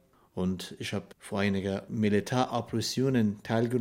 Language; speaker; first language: German; non-native, fluent; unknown